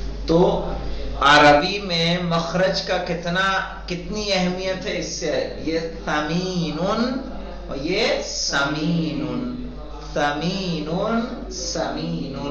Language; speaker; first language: Urdu; native; Urdu